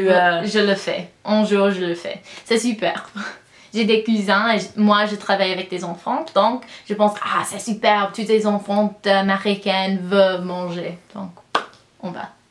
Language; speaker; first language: French; non-native, learner; English